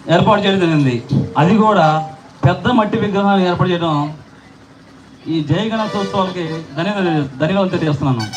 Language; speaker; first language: Telugu; native; Telugu